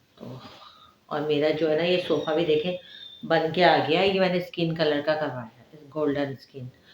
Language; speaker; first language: Urdu; native; Urdu